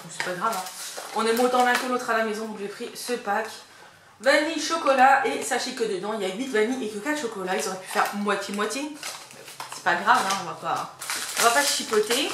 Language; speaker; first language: French; native; French